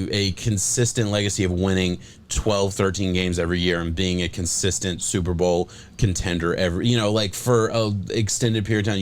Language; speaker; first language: English; native; English